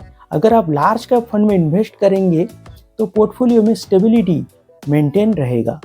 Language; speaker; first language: Hindi; non-native, local second language; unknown